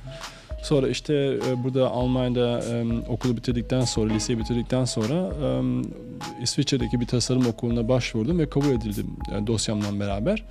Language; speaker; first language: Turkish; native; Turkish